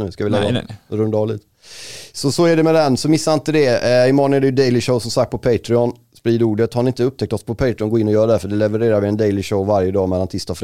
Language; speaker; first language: Swedish; native; Swedish